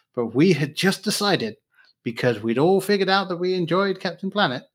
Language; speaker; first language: English; native; English